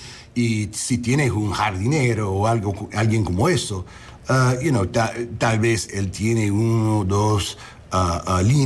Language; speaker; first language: Spanish; non-native, learner; English